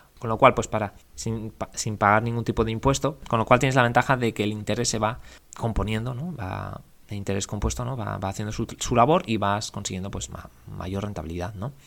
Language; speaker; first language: Spanish; native; Spanish